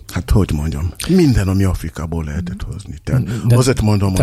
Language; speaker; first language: Hungarian; non-native, fluent; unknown